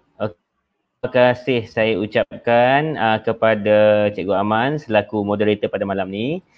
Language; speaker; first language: Malay; native; Malay